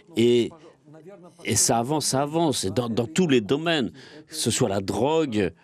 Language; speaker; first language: French; non-native, fluent; Russian